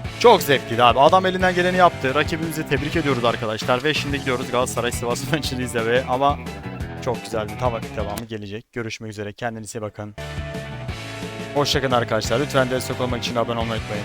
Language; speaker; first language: Turkish; native; Turkish